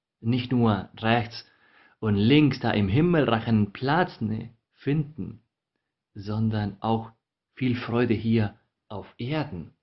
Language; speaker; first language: German; non-native, fluent; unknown